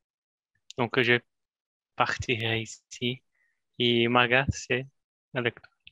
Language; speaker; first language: French; non-native, fluent; Spanish